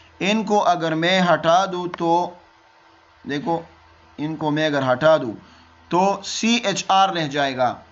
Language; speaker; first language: Urdu; non-native, local second language; Pashto